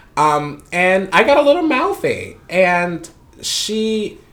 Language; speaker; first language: English; non-native, fluent; Spanish